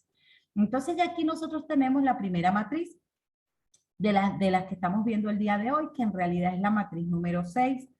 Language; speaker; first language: Spanish; native; Spanish